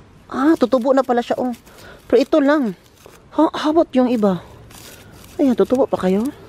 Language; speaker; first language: Filipino; native; Filipino